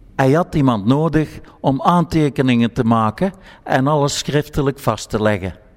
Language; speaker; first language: Dutch; native; Dutch